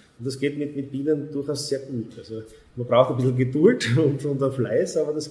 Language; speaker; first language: German; native; German